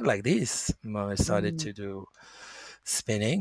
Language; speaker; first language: English; non-native, fluent; French